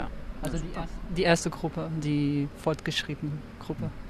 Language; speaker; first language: German; non-native, fluent; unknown